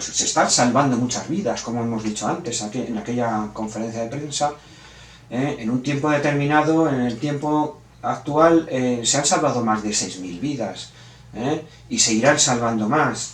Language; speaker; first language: Spanish; native; Spanish